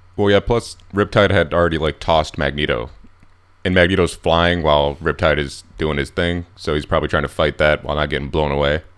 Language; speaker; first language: English; native; English